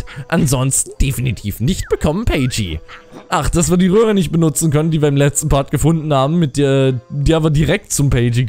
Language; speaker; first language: German; native; German